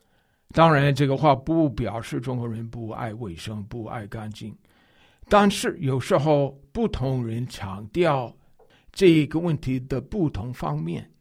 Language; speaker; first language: Chinese; non-native, fluent; English